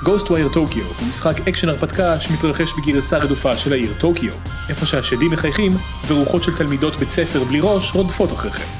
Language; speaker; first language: Hebrew; native; Hebrew